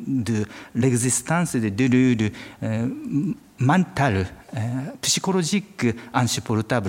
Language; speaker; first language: French; non-native, fluent; Japanese